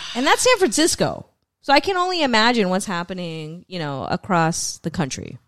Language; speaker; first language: English; early bilingual, other home language; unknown